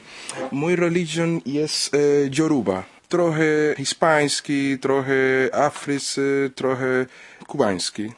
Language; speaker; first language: Polish; non-native, learner; Spanish